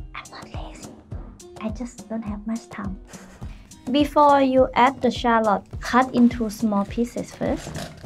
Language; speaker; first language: English; non-native, fluent; Thai